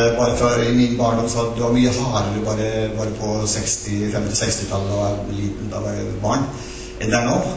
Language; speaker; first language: Norwegian; non-native, local second language; Northern Sami